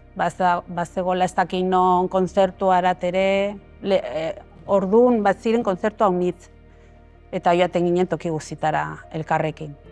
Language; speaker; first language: Basque; non-native, local second language; Spanish